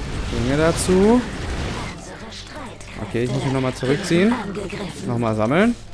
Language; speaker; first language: German; native; German